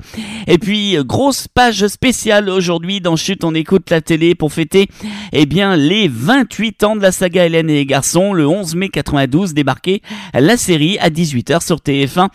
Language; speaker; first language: French; native; French